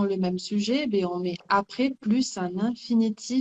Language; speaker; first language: French; native; French